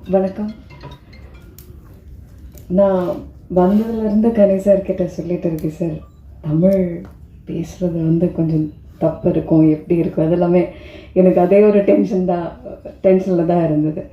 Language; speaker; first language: Tamil; non-native, fluent; Malayalam